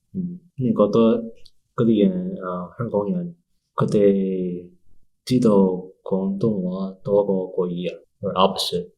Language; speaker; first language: Cantonese; early bilingual, heritage; Cantonese